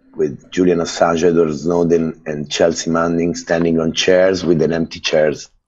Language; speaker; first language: English; non-native, fluent; Italian